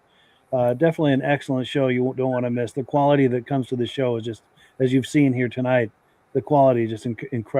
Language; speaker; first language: English; native; English